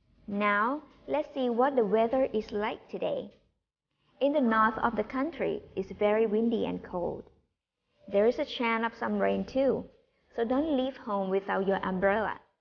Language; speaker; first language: English; non-native, fluent; Thai